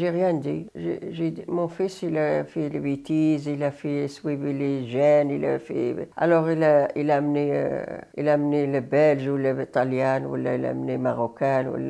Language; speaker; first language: French; non-native, learner; Arabic